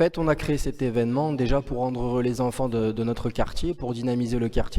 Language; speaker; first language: French; native; French